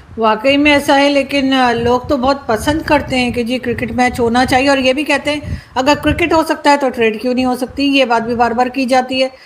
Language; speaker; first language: Urdu; native; Urdu